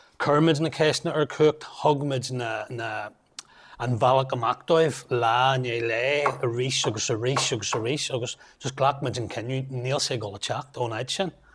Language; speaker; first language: Irish; non-native, local second language; English